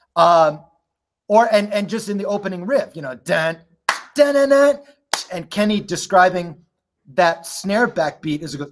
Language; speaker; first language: English; native; English